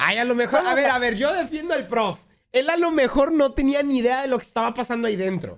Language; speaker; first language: Spanish; native; Spanish